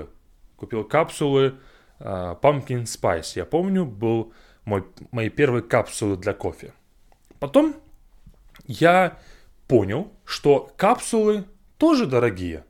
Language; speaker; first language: Russian; non-native, fluent; English